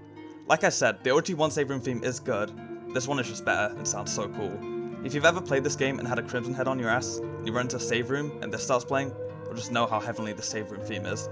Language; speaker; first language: English; native; English